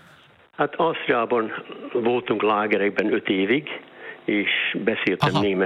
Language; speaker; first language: Hungarian; early bilingual, heritage; Hungarian